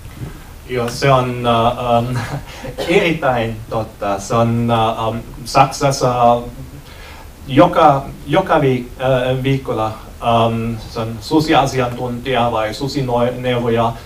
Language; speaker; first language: Finnish; non-native, learner; German